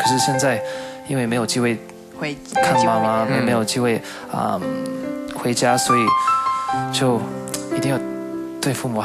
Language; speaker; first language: Chinese; early bilingual, heritage; Chinese